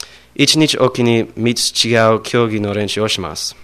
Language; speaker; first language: Japanese; non-native, learner; English